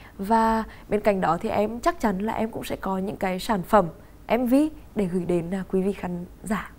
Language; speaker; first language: Vietnamese; native; Vietnamese